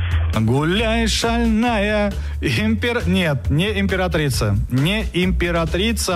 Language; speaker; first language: Russian; native; Russian